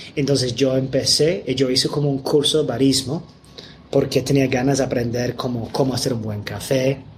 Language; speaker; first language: Spanish; non-native, fluent; English